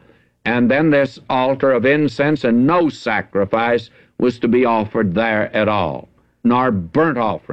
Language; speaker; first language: English; native; English